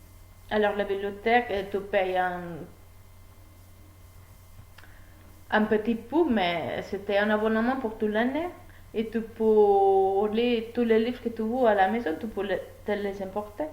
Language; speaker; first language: French; non-native, learner; Spanish